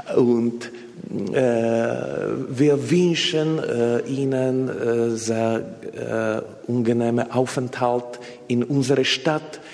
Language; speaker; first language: German; non-native, learner; Slovak